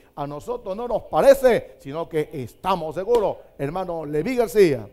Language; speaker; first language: Spanish; native; Spanish